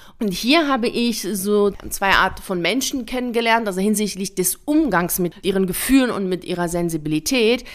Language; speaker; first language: German; early bilingual, other home language; Persian